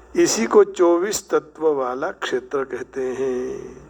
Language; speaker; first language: Hindi; non-native, local second language; Gujarati